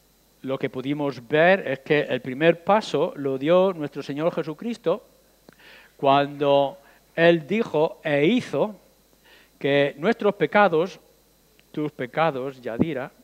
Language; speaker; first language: Spanish; native; Spanish